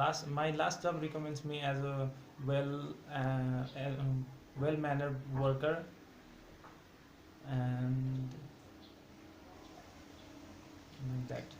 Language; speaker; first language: English; non-native, learner; Nepali